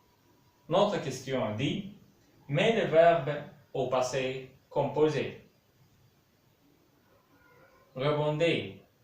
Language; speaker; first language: French; non-native, local second language; Arabic